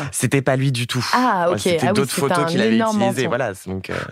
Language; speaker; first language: French; native; French